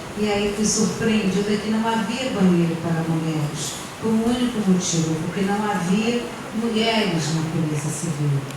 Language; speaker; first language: Portuguese; native; Portuguese